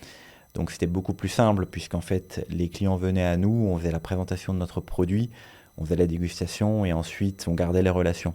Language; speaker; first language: French; native; French